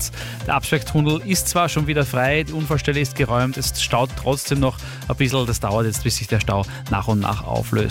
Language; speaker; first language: German; native; German